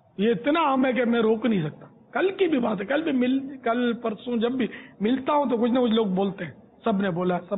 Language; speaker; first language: Urdu; non-native, local second language; Gujarati